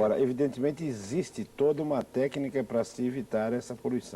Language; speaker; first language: Portuguese; native; Portuguese